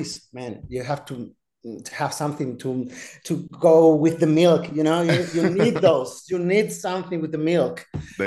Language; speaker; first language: English; non-native, fluent; Spanish